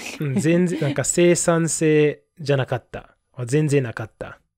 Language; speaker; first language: Japanese; non-native, fluent; English